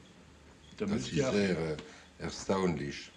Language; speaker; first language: German; non-native, fluent; French